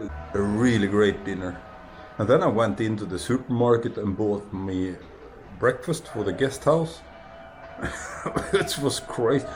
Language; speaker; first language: English; non-native, fluent; Swedish